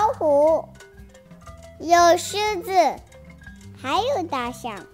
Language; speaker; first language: Chinese; early bilingual, heritage; Chinese